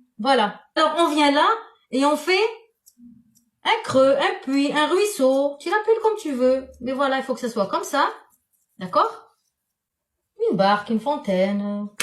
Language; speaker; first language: French; non-native, local second language; Arabic